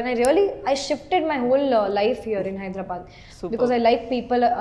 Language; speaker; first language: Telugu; non-native, local second language; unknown